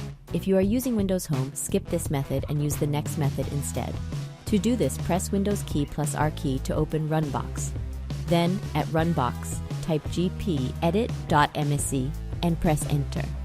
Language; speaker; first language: English; non-native, local second language; Filipino